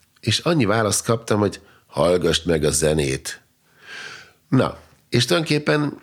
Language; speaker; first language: Hungarian; non-native, fluent; German